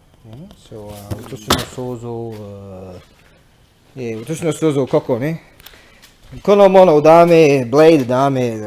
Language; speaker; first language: Japanese; non-native, learner; English